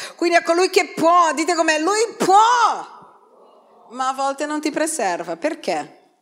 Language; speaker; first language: Italian; non-native, fluent; Portuguese